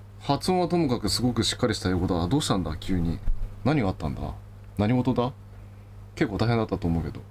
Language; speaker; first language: Japanese; native; Japanese